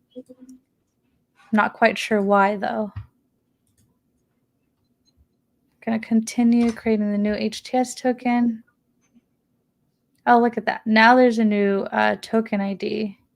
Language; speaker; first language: English; native; English